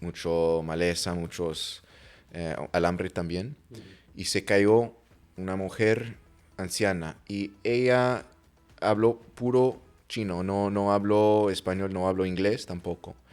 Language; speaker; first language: Spanish; non-native, fluent; English